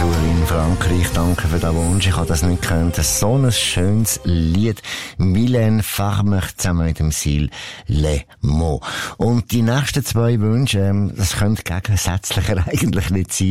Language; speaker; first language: German; native; German